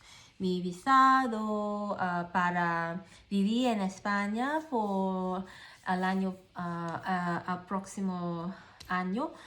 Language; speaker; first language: Spanish; non-native, learner; Cantonese